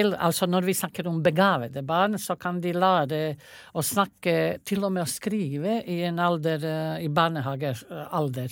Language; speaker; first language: Norwegian; non-native, fluent; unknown